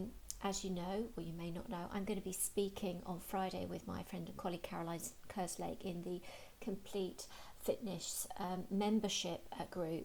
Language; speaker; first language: English; native; English